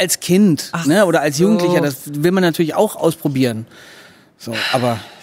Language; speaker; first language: German; native; German